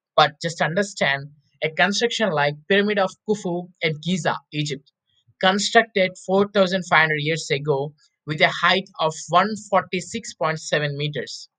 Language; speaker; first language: English; non-native, local second language; Telugu